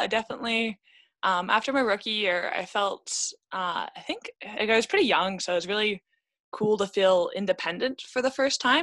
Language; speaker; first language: English; native; English